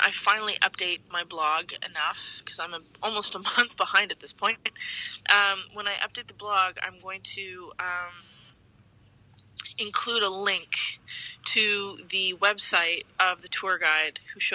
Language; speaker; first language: English; native; English